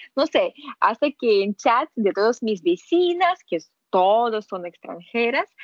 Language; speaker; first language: Spanish; non-native, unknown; Russian